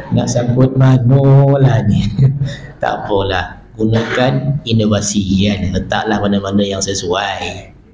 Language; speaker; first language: Malay; native; Malay